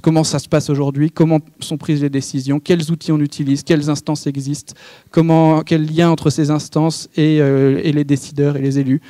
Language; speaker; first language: French; native; French